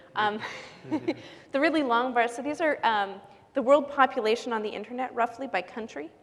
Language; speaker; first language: English; native; English